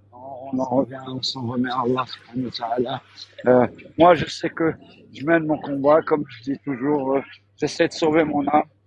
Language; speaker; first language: French; native; French